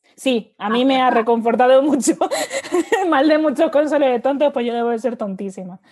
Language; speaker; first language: Spanish; native; Spanish